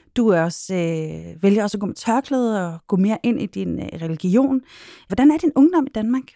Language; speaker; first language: Danish; native; Danish